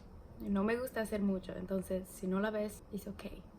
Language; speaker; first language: Spanish; early bilingual, heritage; English